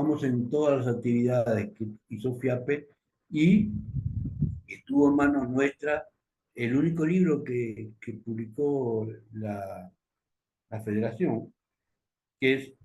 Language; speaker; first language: Spanish; native; Spanish